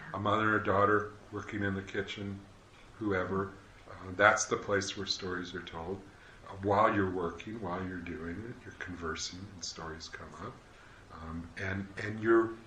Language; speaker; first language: English; native; English